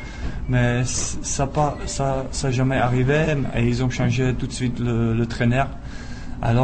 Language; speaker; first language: French; non-native, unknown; Czech